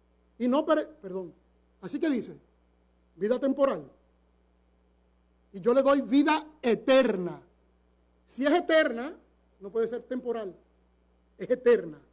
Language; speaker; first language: Spanish; native; Spanish